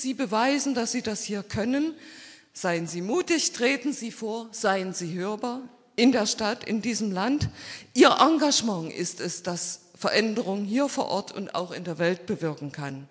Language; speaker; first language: German; native; German